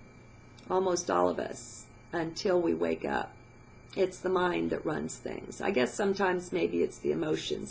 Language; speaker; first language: English; native; English